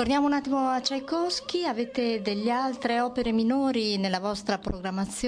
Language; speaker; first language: Italian; native; Italian